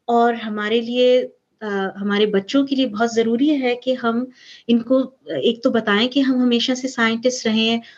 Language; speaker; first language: Urdu; early bilingual, heritage; Urdu